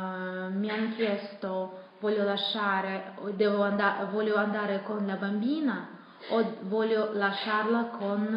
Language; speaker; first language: Italian; non-native, fluent; Russian